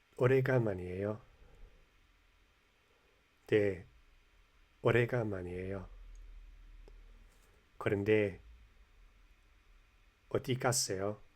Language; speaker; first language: Korean; non-native, learner; English